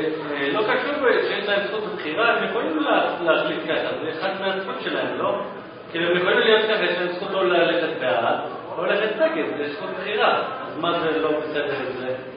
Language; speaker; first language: Hebrew; non-native, learner; English